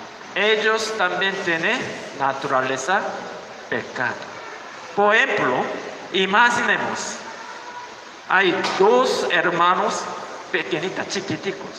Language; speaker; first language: Spanish; non-native, learner; Korean